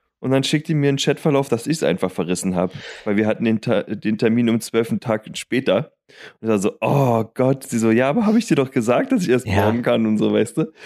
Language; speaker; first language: German; native; German